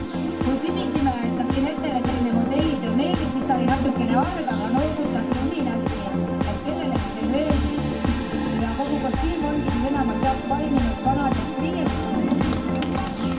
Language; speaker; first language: Estonian; native; Estonian